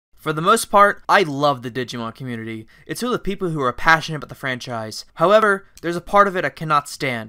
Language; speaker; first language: English; native; English